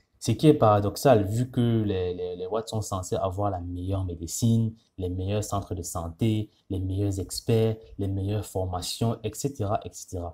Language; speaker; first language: French; non-native, local second language; Ghomala